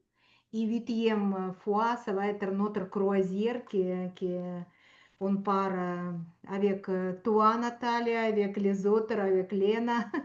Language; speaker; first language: French; non-native, fluent; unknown